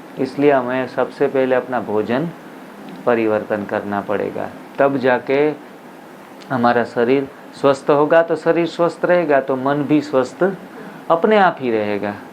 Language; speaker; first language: Hindi; non-native, local second language; Gujarati